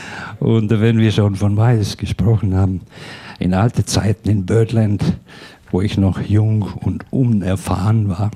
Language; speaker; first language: German; non-native, fluent; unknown